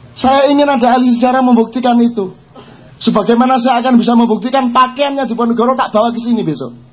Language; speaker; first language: Indonesian; non-native, local second language; Javanese